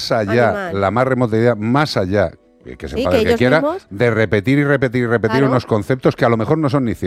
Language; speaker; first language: Spanish; native; Spanish